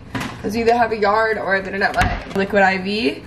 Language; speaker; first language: English; native; English